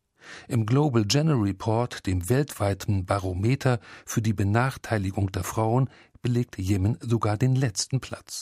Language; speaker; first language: German; native; German